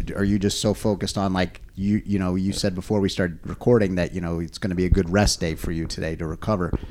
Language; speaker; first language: English; native; English